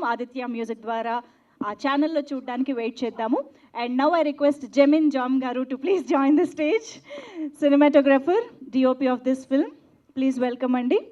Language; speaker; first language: Telugu; native; Telugu